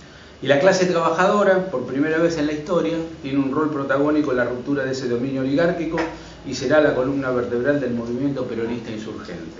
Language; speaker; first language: Spanish; native; Spanish